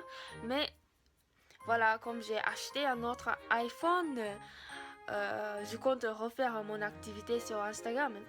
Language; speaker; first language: French; non-native, learner; Japanese